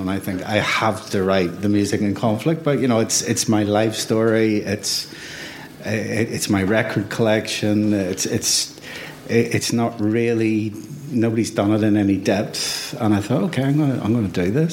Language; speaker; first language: English; native; English